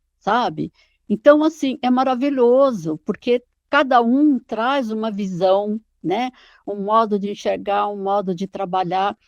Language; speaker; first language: Portuguese; native; Portuguese